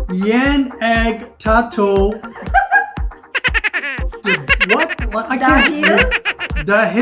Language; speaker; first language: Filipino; non-native, learner; English